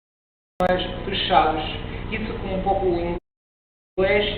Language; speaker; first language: Portuguese; non-native, learner; Italian